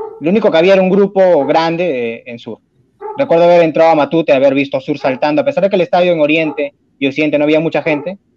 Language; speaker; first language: Spanish; native; Spanish